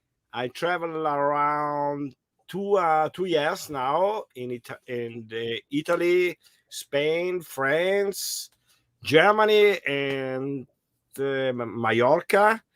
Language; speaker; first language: English; non-native, learner; German